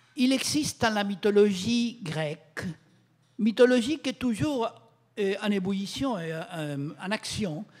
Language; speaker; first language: French; non-native, fluent; Spanish